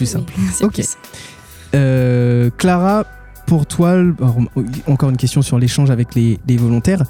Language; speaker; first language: French; native; French